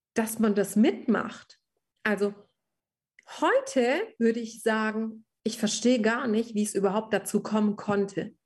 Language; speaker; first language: German; native; German